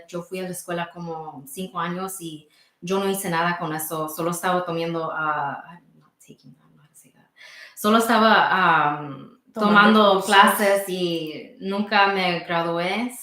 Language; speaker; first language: Spanish; early bilingual, heritage; Spanish